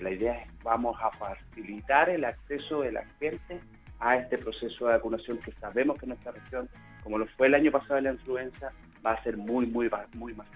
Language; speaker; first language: Spanish; native; Spanish